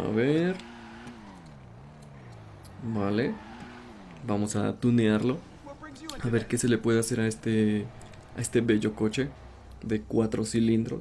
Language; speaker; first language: Spanish; native; Spanish